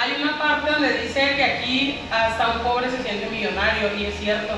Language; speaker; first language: Spanish; native; Spanish